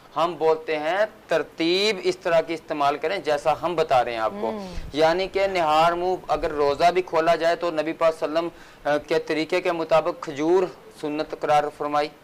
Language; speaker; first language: Urdu; native; Urdu